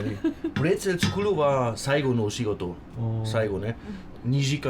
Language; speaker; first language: Japanese; non-native, learner; German